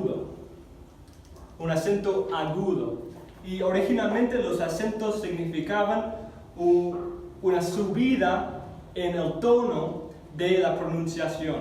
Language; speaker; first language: Spanish; non-native, fluent; English